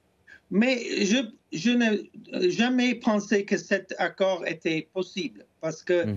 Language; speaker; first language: French; non-native, fluent; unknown